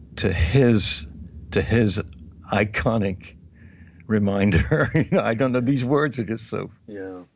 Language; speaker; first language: English; native; English